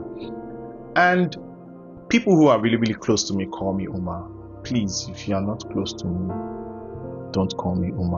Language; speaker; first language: English; non-native, local second language; Igbo